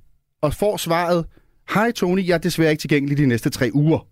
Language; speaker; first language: Danish; native; Danish